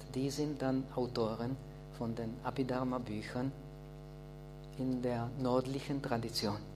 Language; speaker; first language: German; non-native, fluent; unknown